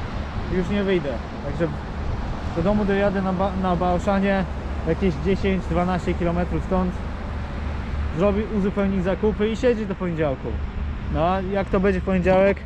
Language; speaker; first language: Polish; native; Polish